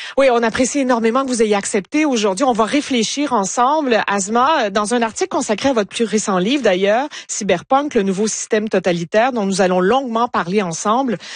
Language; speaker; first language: French; native; French